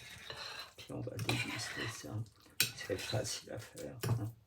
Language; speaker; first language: French; non-native, fluent; Russian